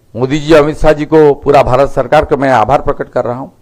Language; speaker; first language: Hindi; non-native, local second language; Bangla